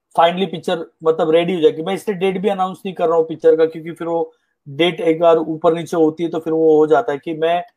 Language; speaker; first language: Hindi; native; Hindi